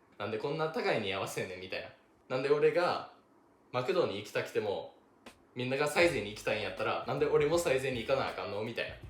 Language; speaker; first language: Japanese; non-native, fluent; English